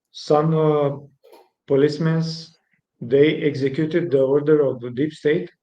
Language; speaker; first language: English; non-native, fluent; Romanian